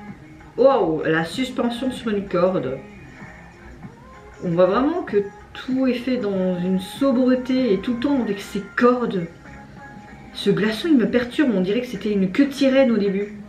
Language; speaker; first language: French; native; French